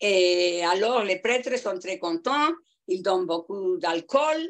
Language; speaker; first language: French; non-native, fluent; Spanish